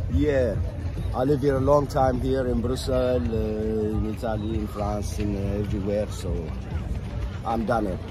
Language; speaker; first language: English; non-native, learner; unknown